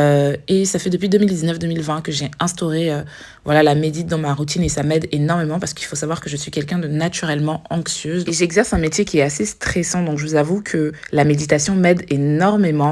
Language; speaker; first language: French; native; French